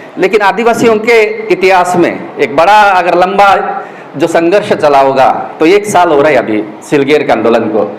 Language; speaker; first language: Hindi; non-native, local second language; Gondi